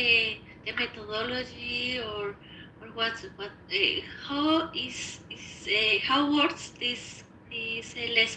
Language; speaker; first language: English; non-native, learner; Spanish